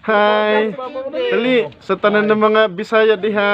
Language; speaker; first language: Filipino; native; Filipino